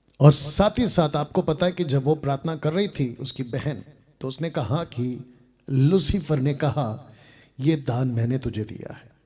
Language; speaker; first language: Hindi; native; Hindi